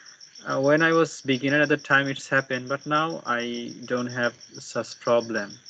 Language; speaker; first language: English; non-native, learner; Bangla